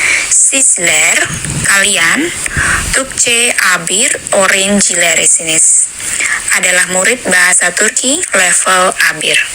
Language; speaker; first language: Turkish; non-native, learner; Indonesian